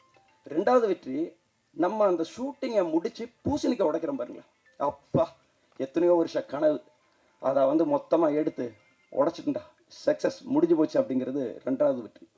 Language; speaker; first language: Tamil; native; Tamil